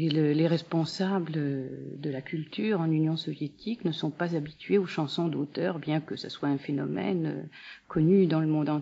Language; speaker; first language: French; native; French